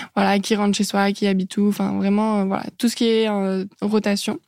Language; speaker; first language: French; native; French